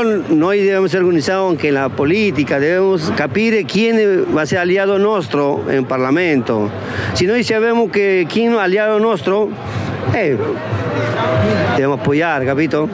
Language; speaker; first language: Italian; non-native, learner; Spanish